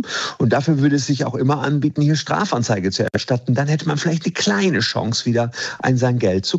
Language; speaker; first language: German; native; German